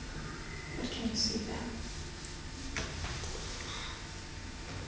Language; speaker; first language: English; non-native, fluent; German